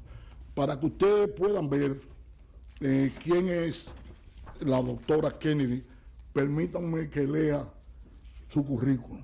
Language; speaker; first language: Spanish; native; Spanish